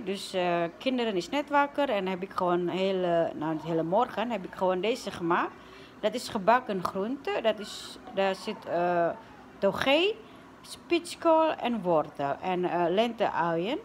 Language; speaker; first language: Dutch; non-native, learner; Indonesian